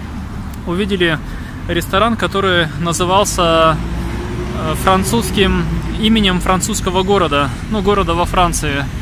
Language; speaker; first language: Russian; native; Russian